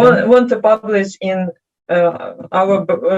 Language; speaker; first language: English; non-native, learner; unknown